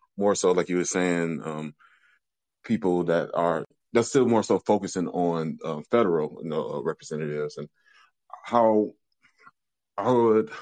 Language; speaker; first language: English; native; English